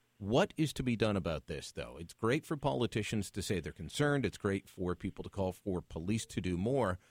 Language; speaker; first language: English; native; English